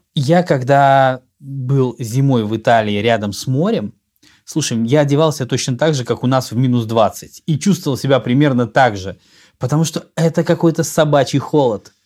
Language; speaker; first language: Russian; native; Russian